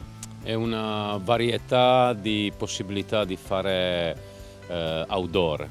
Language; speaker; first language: Italian; non-native, fluent; Czech